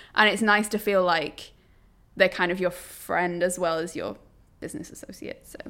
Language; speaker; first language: English; native; English